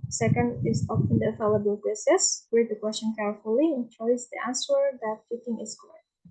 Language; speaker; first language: English; non-native, learner; Indonesian